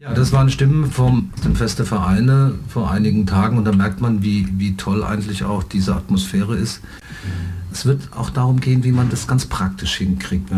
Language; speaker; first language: German; native; German